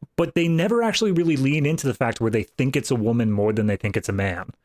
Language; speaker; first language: English; native; English